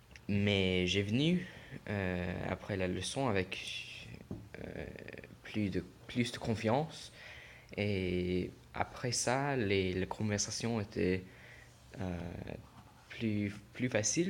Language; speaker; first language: French; non-native, learner; English